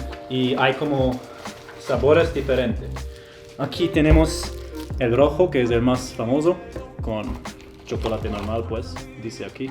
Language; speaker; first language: Spanish; non-native, fluent; German